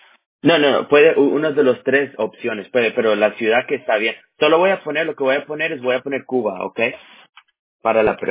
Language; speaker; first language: Spanish; early bilingual, heritage; Spanish